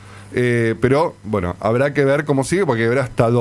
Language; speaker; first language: Spanish; native; Spanish